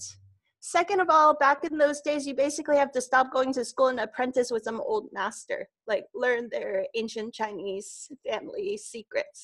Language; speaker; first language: English; non-native, local second language; Cantonese